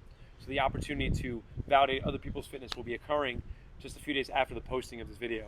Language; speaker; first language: English; native; English